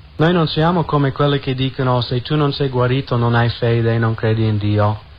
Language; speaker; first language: Italian; non-native, fluent; English